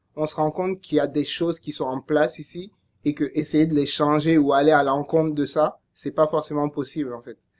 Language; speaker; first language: French; native; French